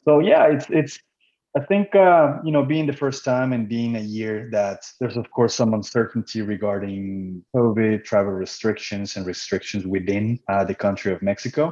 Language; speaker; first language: English; non-native, fluent; Spanish